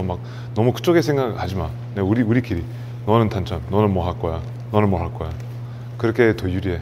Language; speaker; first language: Korean; non-native, learner; English